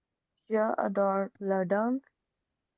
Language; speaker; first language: French; non-native, learner; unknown